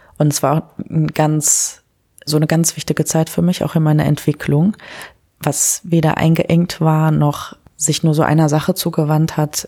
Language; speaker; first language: German; early bilingual, other home language; Kurdish